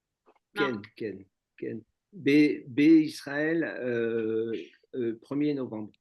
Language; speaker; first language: Hebrew; non-native, learner; French